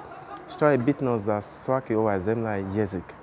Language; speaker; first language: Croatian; non-native, learner; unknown